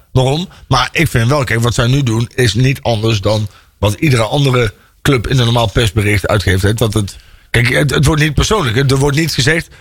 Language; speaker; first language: Dutch; native; Dutch